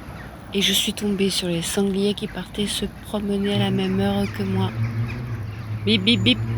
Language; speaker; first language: French; native; French